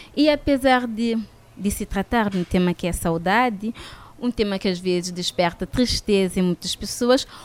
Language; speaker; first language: Portuguese; non-native, local second language; Kabuverdianu